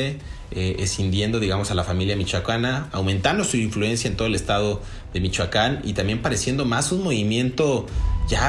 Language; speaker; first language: Spanish; native; Spanish